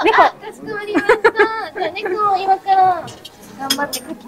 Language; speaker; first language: Japanese; native; Japanese